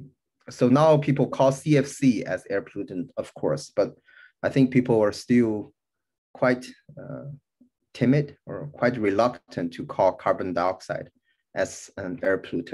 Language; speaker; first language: English; non-native, fluent; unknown